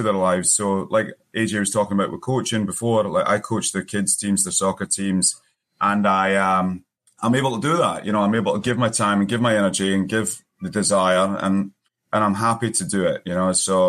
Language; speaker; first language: English; native; English